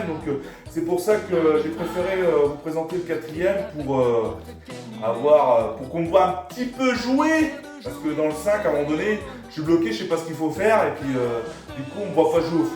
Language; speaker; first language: French; native; French